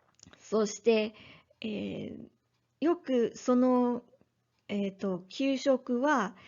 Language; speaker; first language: Japanese; non-native, learner; English